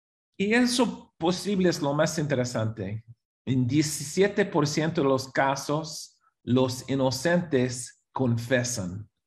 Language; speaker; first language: Spanish; non-native, fluent; English